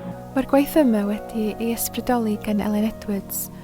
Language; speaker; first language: Welsh; native; Welsh